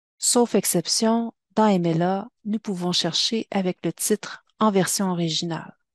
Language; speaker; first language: French; native; French